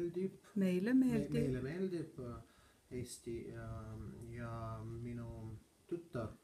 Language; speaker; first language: Estonian; non-native, learner; Russian